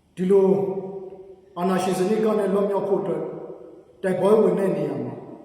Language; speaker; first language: Burmese; non-native, local second language; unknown